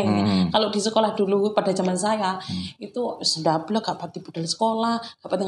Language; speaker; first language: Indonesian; non-native, local second language; Javanese